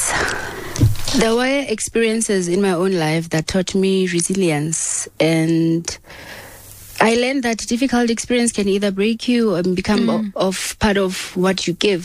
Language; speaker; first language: English; non-native, local second language; Southern Sotho